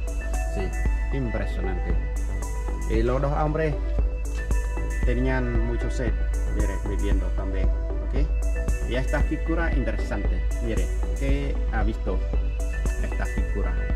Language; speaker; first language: Spanish; non-native, fluent; Khmer